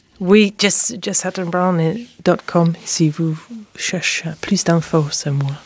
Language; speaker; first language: French; non-native, fluent; English